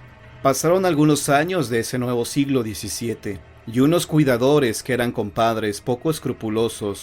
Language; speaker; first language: Spanish; native; Spanish